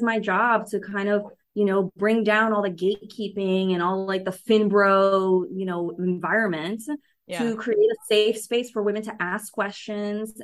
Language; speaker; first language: English; native; English